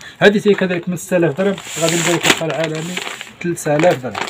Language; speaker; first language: Arabic; native; Arabic